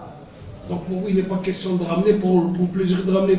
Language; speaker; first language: French; non-native, local second language; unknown